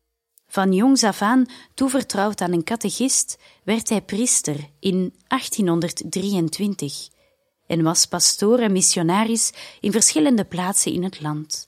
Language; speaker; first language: Dutch; native; Dutch